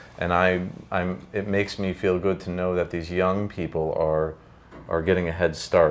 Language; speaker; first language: English; native; English